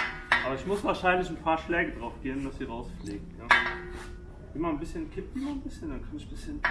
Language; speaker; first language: German; native; German